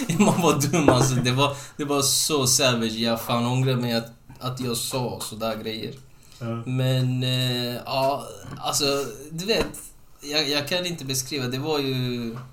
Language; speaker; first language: Swedish; non-native, fluent; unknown